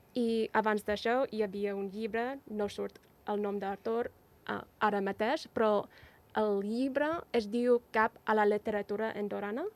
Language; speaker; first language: Catalan; non-native, fluent; English